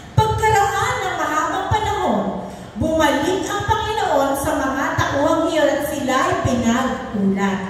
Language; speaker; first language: Filipino; native; Filipino